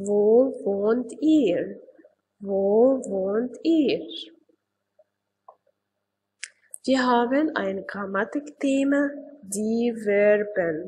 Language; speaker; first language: German; non-native, fluent; Arabic